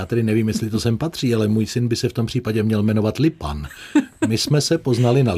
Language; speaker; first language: Czech; native; Czech